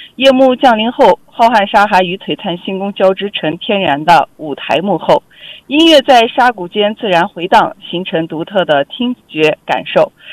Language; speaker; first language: Chinese; non-native, local second language; Uyghur